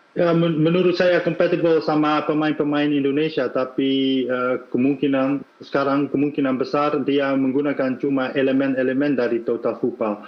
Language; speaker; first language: Indonesian; non-native, fluent; Dutch